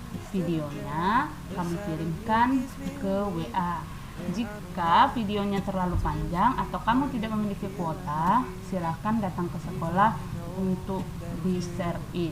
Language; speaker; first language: Indonesian; native; Indonesian